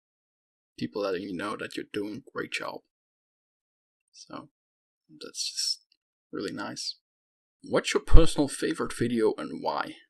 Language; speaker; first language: English; non-native, fluent; Dutch